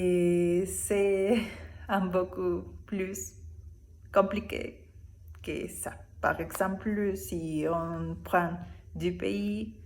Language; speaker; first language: French; non-native, learner; Spanish